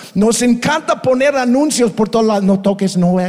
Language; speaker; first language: Spanish; non-native, fluent; English